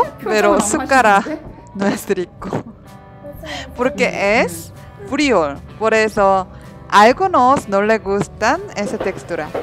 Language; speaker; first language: Spanish; non-native, learner; Korean